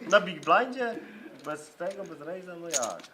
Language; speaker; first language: Polish; native; Polish